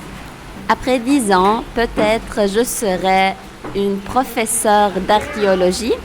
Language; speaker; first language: French; non-native, local second language; Arabic